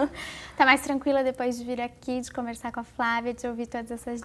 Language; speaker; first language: Portuguese; native; Portuguese